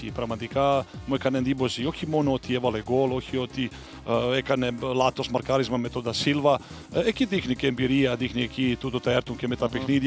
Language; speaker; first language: Greek; non-native, fluent; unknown